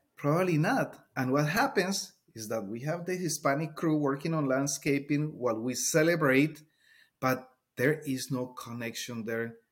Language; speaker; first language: English; non-native, fluent; Spanish